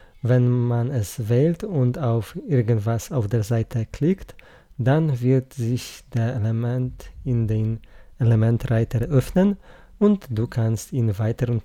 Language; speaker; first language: German; non-native, learner; Polish